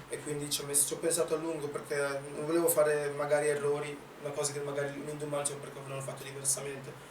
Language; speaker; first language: Italian; early bilingual, other home language; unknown